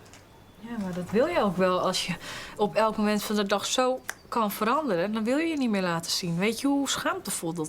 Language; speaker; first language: Dutch; native; Dutch